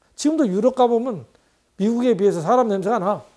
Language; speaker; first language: Korean; native; Korean